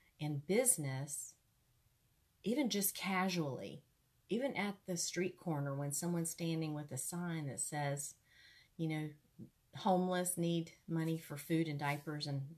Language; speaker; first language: English; native; English